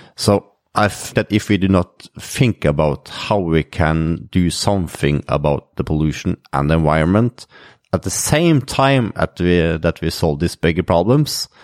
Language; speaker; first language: English; non-native, fluent; Norwegian